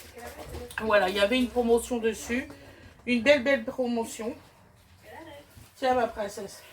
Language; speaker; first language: French; native; French